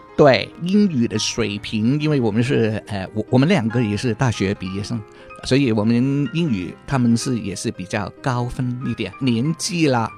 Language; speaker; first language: Chinese; non-native, local second language; Cantonese